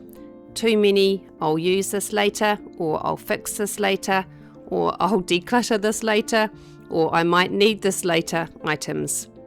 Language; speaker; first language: English; native; English